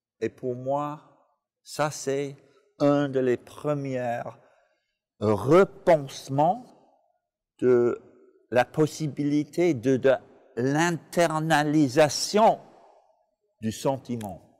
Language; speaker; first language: French; non-native, fluent; English